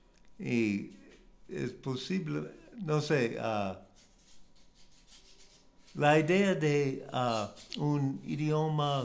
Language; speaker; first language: Spanish; non-native, learner; English